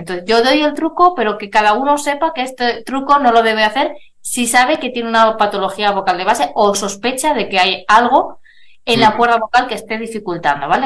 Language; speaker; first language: Spanish; native; Spanish